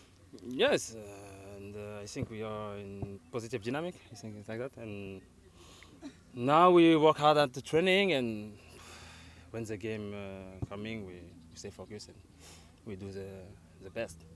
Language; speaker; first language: English; non-native, learner; French